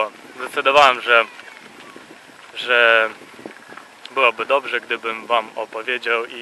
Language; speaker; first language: Polish; non-native, fluent; Russian